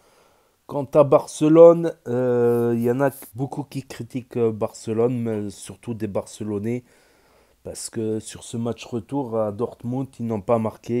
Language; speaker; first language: French; native; French